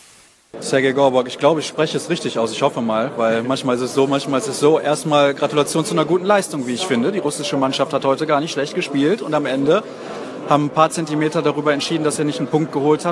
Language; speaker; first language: German; native; German